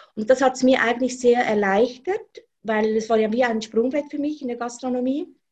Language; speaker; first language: German; native; German